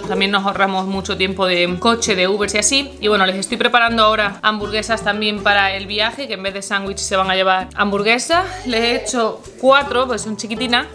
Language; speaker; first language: Spanish; native; Spanish